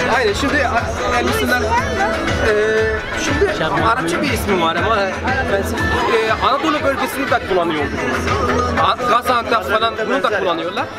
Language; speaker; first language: Turkish; non-native, fluent; Arabic